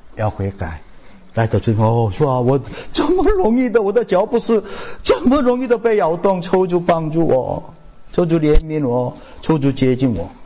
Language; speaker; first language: Chinese; non-native, fluent; Korean